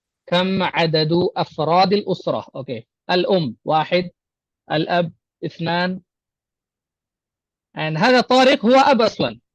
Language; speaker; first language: Arabic; non-native, fluent; Urdu